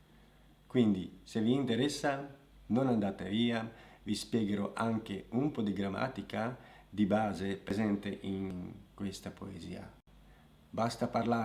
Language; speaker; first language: Italian; non-native, fluent; Slovak